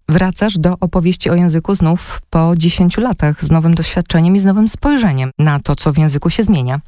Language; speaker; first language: Polish; native; Polish